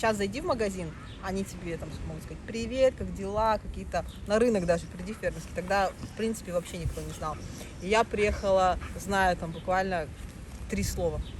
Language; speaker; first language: Russian; native; Russian